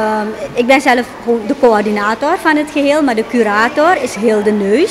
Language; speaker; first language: Dutch; native; Dutch